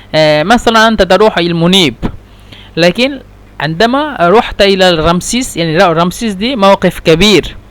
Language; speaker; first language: Arabic; non-native, fluent; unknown